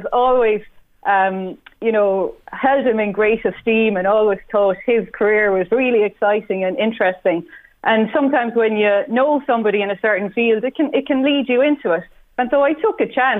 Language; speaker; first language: English; native; English